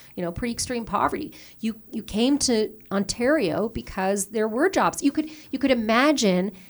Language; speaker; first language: English; native; English